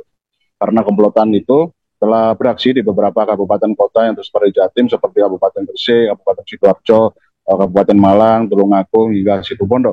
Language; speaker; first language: Indonesian; native; Indonesian